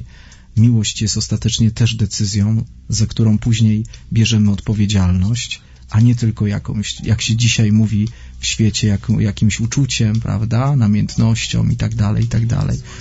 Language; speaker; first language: Polish; native; Polish